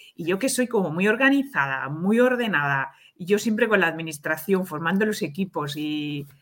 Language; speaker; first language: Spanish; native; Spanish